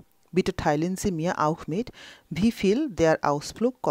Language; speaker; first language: German; non-native, local second language; Bangla